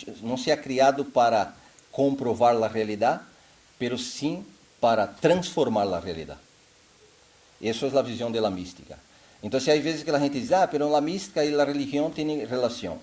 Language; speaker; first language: Spanish; non-native, fluent; Portuguese